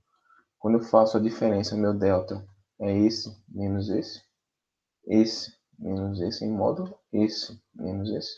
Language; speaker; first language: Portuguese; native; Portuguese